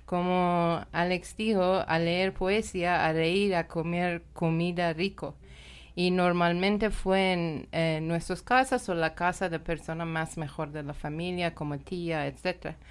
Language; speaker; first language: Spanish; non-native, fluent; Persian